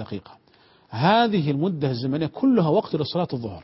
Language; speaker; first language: Arabic; native; Arabic